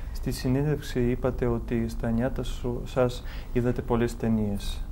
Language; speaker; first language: Greek; non-native, fluent; Russian